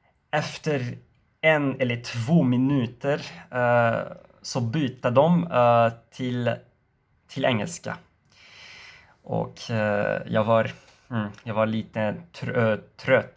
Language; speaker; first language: Swedish; non-native, learner; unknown